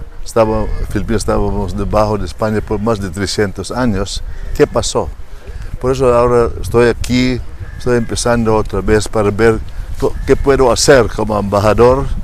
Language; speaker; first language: Spanish; non-native, fluent; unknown